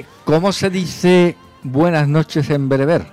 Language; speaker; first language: Spanish; native; Spanish